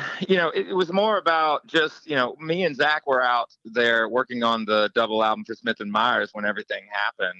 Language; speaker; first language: English; native; English